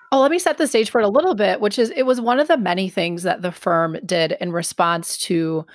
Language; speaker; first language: English; native; English